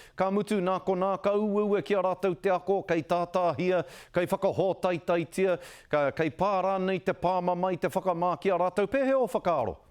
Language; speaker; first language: Māori; non-native, local second language; English